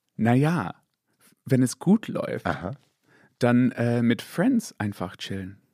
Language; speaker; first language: German; non-native, fluent; English